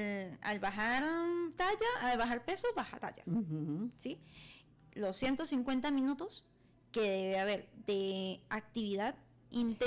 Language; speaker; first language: Spanish; native; Spanish